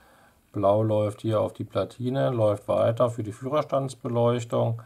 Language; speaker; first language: German; native; German